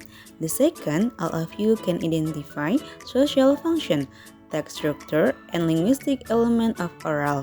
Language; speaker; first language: English; non-native, learner; Indonesian